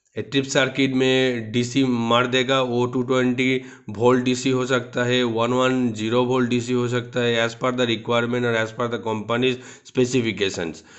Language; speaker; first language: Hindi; non-native, local second language; Bangla